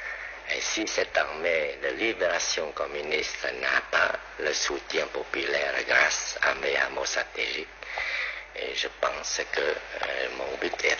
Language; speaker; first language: French; non-native, local second language; Vietnamese